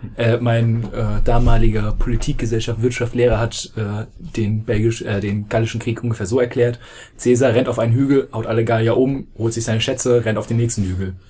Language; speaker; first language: German; native; German